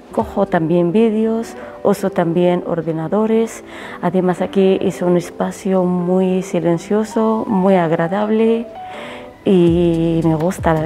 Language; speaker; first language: Spanish; non-native, learner; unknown